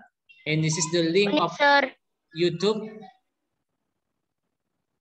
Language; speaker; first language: English; non-native, learner; Indonesian